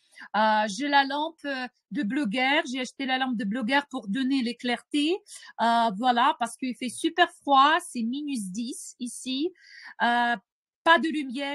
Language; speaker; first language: French; non-native, fluent; Ukrainian